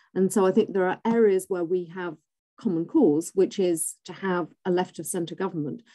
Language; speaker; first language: English; native; English